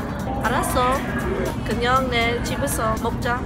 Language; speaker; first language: Korean; non-native, learner; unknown